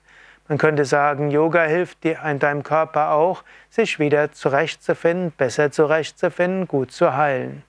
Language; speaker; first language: German; non-native, fluent; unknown